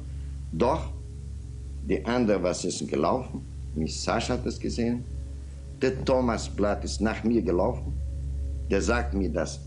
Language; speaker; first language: German; non-native, learner; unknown